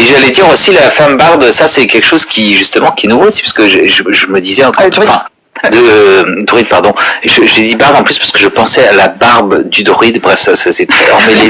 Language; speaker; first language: French; native; French